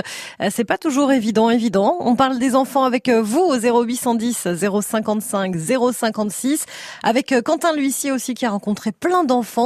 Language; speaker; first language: French; native; French